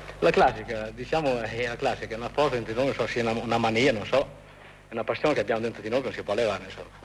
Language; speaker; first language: Italian; native; Italian